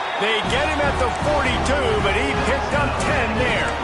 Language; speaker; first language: English; native; English